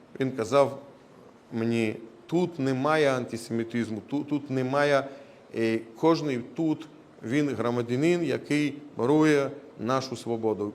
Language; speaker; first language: Ukrainian; non-native, local second language; Russian